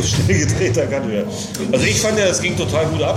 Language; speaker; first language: German; native; German